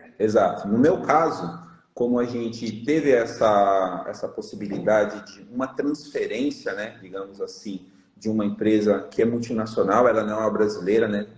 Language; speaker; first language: Portuguese; native; Portuguese